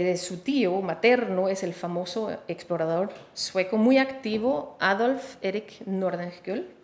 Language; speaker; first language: Spanish; non-native, fluent; Danish